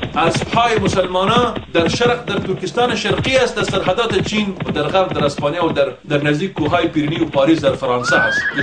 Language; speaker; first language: Persian; native; Persian